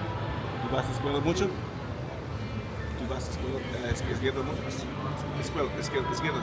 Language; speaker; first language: Spanish; non-native, learner; English